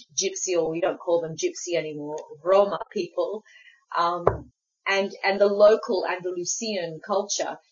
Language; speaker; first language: English; early bilingual, other home language; Spanish